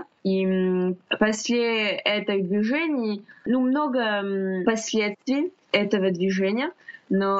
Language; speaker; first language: Russian; non-native, fluent; French